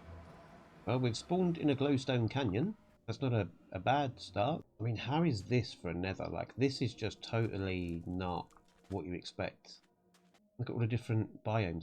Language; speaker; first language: English; native; English